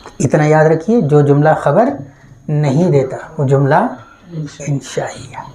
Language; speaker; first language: Urdu; native; Urdu